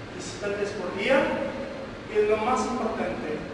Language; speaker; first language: Spanish; non-native, learner; Portuguese